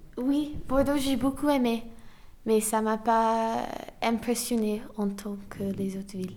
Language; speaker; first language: French; non-native, fluent; English